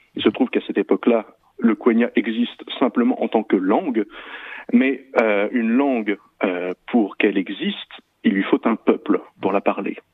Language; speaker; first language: French; native; French